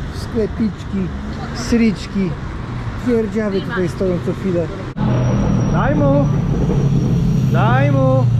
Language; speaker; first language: Polish; native; Polish